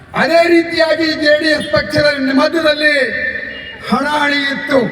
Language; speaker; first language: Kannada; native; Kannada